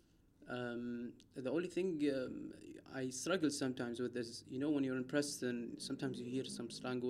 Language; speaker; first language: English; non-native, fluent; Arabic